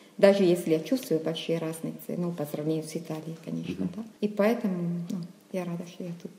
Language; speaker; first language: Russian; non-native, fluent; Italian